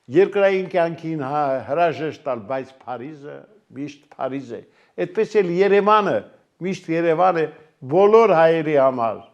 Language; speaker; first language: Armenian; native; Armenian